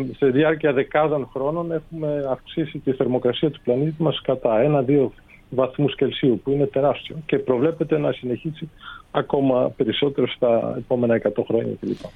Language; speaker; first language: Greek; early bilingual, heritage; Greek